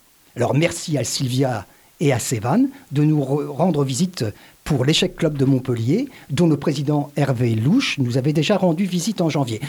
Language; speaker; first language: French; native; French